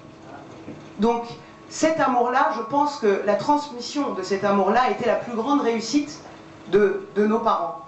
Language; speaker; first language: French; early bilingual, other home language; Persian